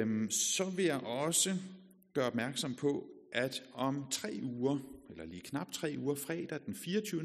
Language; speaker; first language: Danish; native; Danish